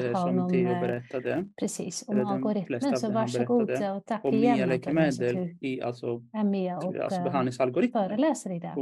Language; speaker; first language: Swedish; non-native, fluent; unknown